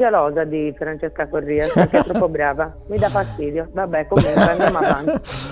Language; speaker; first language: Italian; native; Italian